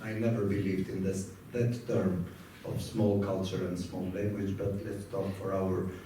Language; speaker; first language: English; non-native, fluent; Albanian